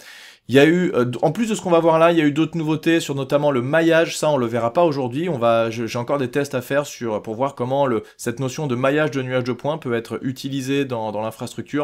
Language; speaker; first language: French; native; French